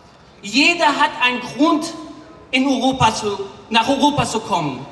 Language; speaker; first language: German; non-native, fluent; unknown